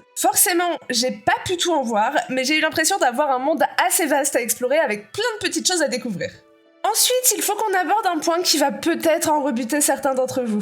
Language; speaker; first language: French; native; French